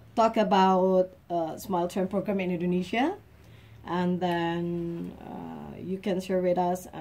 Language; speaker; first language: English; non-native, learner; Indonesian